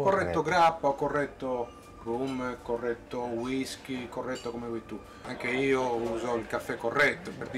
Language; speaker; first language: Italian; native; Italian